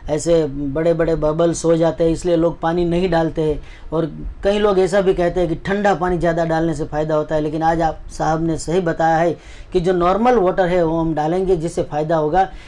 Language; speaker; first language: Hindi; non-native, local second language; Gujarati